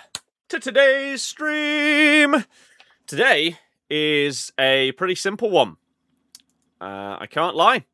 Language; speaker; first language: English; native; English